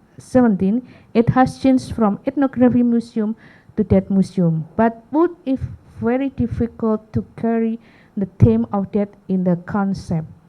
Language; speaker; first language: English; non-native, learner; Indonesian